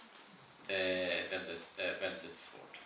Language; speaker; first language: Swedish; non-native, learner; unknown